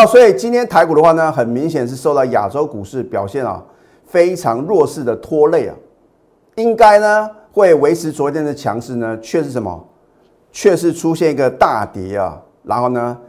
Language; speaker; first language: Chinese; native; Chinese